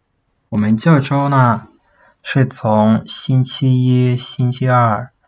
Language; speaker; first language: Chinese; non-native, fluent; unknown